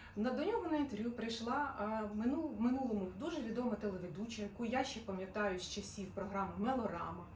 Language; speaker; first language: Ukrainian; non-native, local second language; Russian